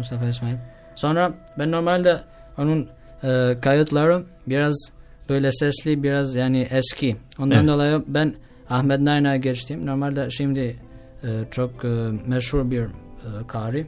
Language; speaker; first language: Turkish; non-native, learner; Albanian